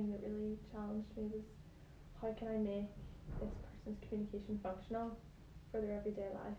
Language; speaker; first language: English; native; English